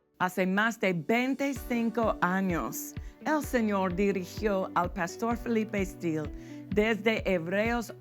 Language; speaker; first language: Spanish; non-native, fluent; English